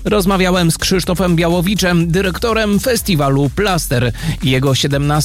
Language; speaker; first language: Polish; native; Polish